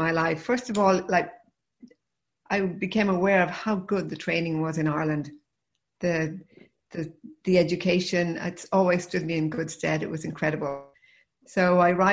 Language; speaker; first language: English; native; English